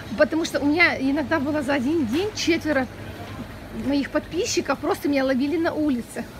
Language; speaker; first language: Russian; non-native, local second language; Ukrainian